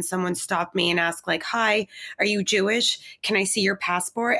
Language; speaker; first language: English; native; English